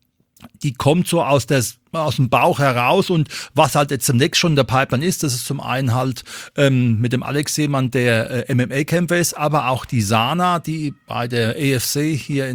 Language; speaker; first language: German; native; German